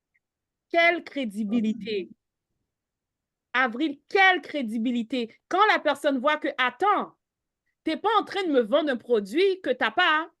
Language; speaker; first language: French; native; French